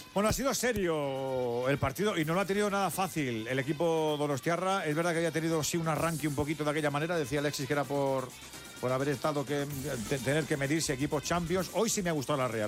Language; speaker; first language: Spanish; native; Spanish